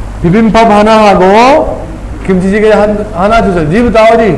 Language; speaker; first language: Korean; non-native, fluent; Urdu